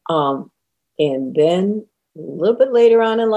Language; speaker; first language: English; native; English